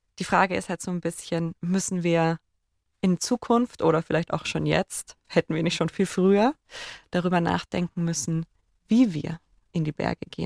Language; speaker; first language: German; native; German